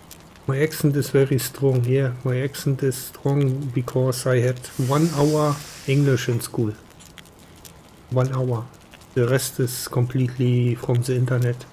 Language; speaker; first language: English; non-native, learner; German